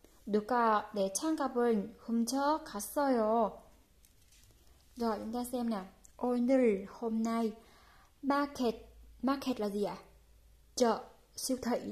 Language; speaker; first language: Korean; non-native, fluent; Vietnamese